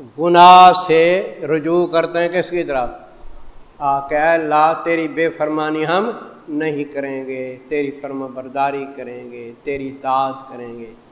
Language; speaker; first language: Urdu; non-native, local second language; Saraiki